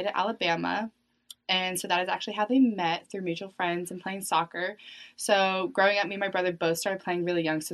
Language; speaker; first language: English; native; English